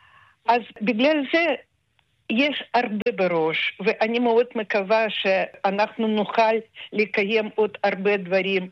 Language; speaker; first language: Hebrew; non-native, fluent; Russian